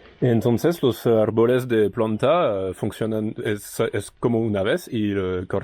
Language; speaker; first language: Spanish; non-native, learner; French